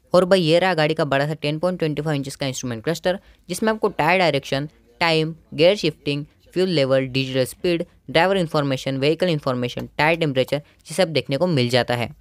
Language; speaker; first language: Hindi; non-native, local second language; Marathi